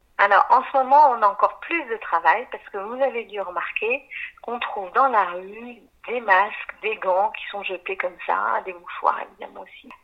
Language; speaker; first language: French; native; French